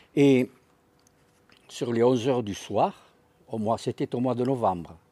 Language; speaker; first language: French; native; French